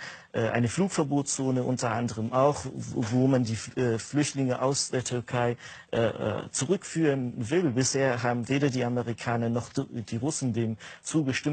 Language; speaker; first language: German; non-native, fluent; Kurdish